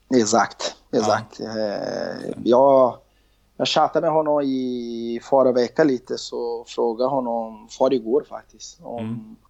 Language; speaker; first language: Swedish; non-native, learner; Portuguese